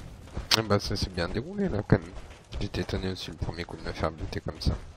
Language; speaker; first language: French; native; French